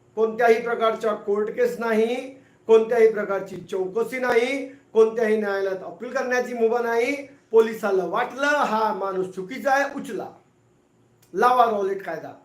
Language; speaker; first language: Marathi; non-native, local second language; Hindi